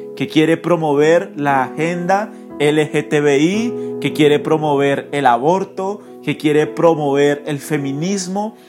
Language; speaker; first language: Spanish; native; Spanish